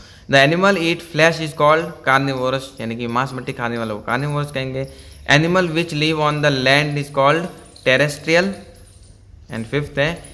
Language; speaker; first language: Hindi; native; Hindi